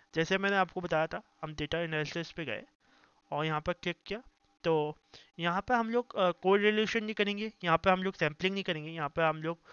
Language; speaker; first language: Hindi; native; Hindi